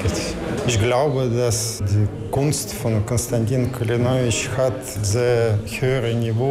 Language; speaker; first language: German; non-native, learner; Russian